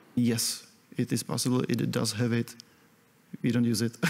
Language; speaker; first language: English; non-native, fluent; Czech